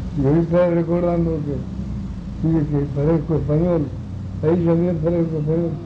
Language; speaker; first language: Spanish; native; Spanish